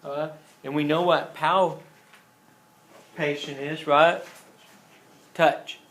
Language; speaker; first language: English; native; English